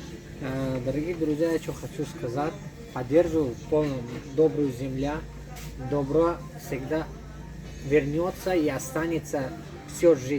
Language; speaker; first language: Russian; non-native, learner; Tajik